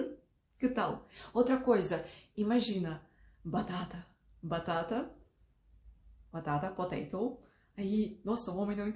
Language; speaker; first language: Portuguese; non-native, fluent; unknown